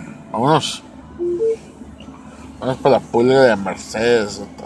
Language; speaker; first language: Spanish; early bilingual, heritage; Spanish